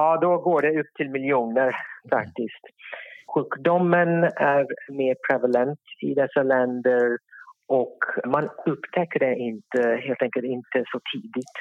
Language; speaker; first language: Swedish; non-native, fluent; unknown